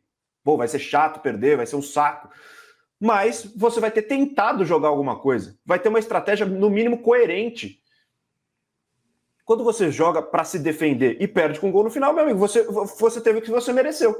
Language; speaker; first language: Portuguese; native; Portuguese